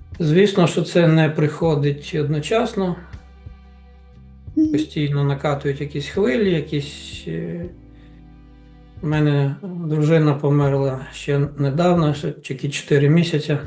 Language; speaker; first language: Ukrainian; native; Ukrainian